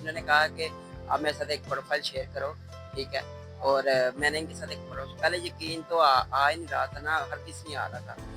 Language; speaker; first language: Urdu; non-native, local second language; Punjabi